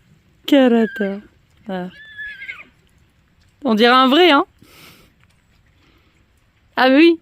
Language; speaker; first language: French; native; French